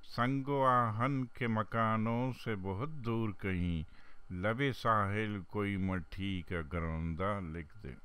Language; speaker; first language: Urdu; non-native, local second language; Pashto